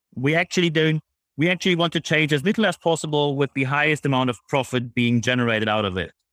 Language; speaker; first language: English; non-native, fluent; German